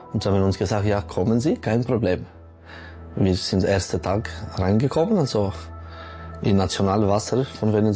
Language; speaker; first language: German; non-native, learner; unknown